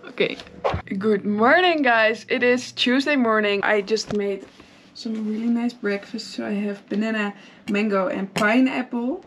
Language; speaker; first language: English; non-native, fluent; Dutch